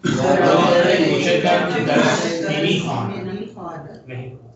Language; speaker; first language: Persian; non-native, learner; Urdu